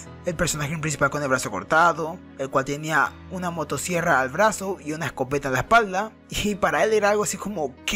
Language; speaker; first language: Spanish; native; Spanish